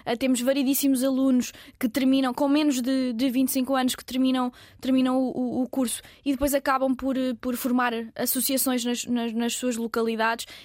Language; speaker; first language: Portuguese; native; Portuguese